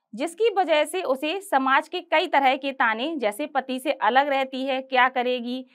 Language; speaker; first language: Hindi; native; Hindi